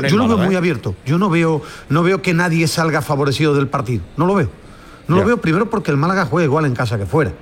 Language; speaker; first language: Spanish; native; Spanish